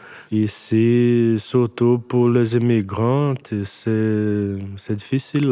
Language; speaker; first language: French; non-native, learner; Portuguese